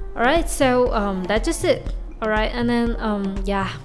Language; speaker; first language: English; non-native, local second language; Chinese